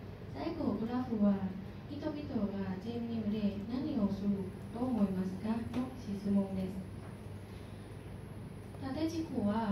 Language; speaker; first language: Japanese; non-native, learner; Thai